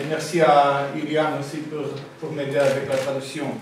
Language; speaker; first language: French; non-native, fluent; Romanian